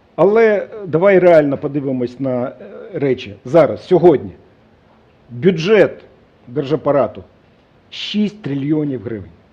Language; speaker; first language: Ukrainian; non-native, local second language; Russian